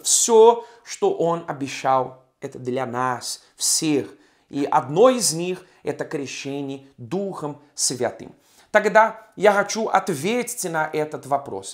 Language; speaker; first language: Russian; non-native, fluent; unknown